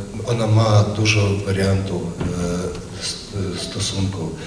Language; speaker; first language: Polish; non-native, learner; Ukrainian